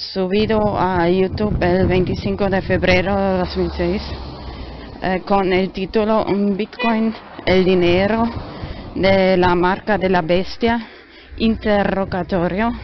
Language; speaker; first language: Spanish; non-native, learner; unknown